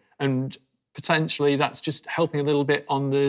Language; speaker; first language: English; native; English